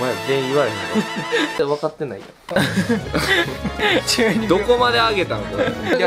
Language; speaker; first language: Japanese; native; Japanese